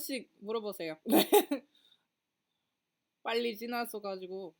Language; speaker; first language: Korean; non-native, learner; English